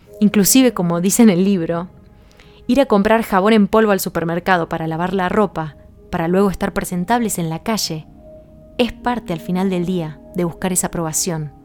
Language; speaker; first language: Spanish; native; Spanish